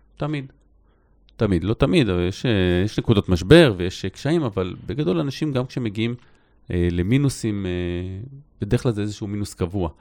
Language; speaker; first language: Hebrew; native; Hebrew